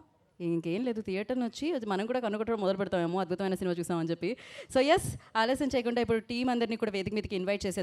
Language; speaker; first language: Telugu; native; Telugu